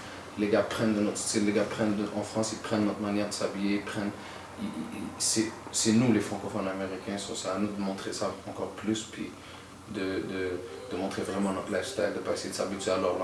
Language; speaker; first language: French; native; French